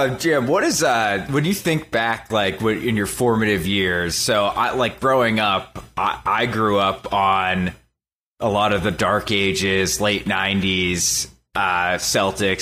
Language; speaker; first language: English; native; English